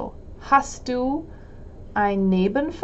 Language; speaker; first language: German; non-native, fluent; English